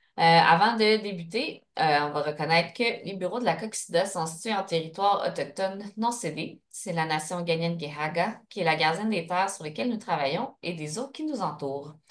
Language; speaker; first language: French; native; French